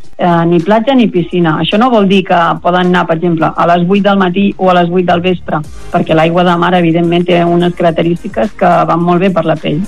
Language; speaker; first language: Catalan; native; Catalan